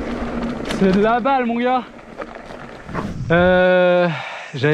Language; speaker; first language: French; native; French